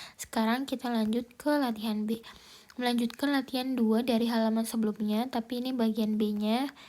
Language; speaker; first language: Indonesian; native; Indonesian